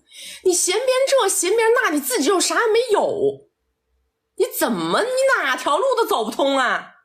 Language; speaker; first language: Chinese; native; Chinese